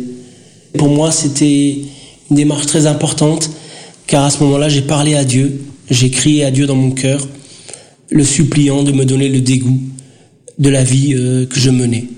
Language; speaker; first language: French; early bilingual, other home language; Portuguese